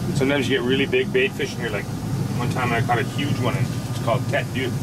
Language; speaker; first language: English; native; English